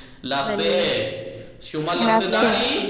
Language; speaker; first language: Persian; non-native, fluent; Urdu